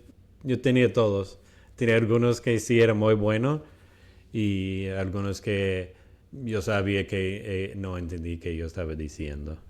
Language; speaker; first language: Spanish; non-native, fluent; English